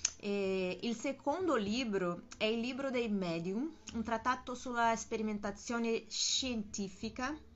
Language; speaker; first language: Italian; non-native, learner; Portuguese